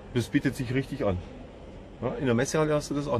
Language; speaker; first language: German; native; German